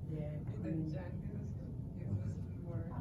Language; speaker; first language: English; non-native, learner; Spanish